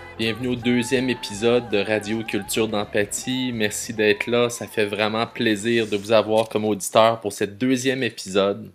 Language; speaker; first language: French; native; French